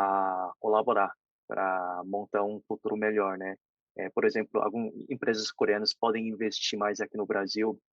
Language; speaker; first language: Portuguese; non-native, fluent; Korean